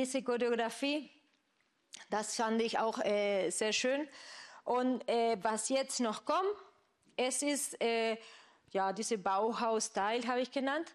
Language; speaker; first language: German; non-native, fluent; Spanish